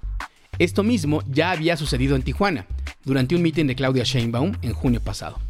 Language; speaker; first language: Spanish; native; Spanish